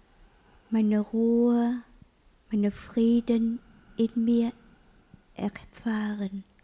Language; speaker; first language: German; non-native, learner; Vietnamese